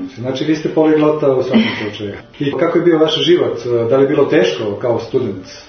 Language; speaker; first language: Serbian; native; Serbian